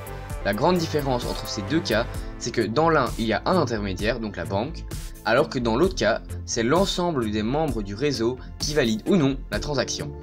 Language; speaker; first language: French; native; French